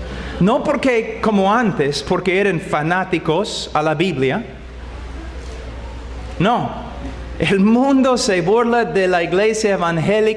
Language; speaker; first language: Spanish; non-native, fluent; English